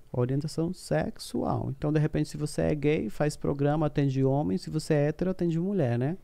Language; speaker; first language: Portuguese; non-native, fluent; Spanish